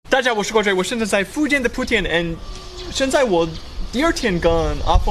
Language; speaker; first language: Chinese; non-native, fluent; English